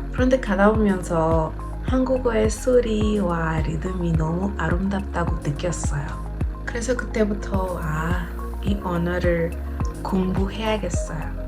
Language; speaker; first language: Korean; non-native, learner; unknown